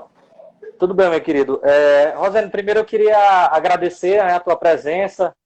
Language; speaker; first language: Portuguese; native; Portuguese